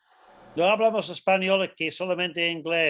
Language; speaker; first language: Spanish; non-native, fluent; English